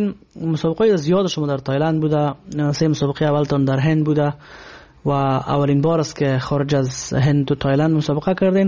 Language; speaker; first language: Persian; native; Persian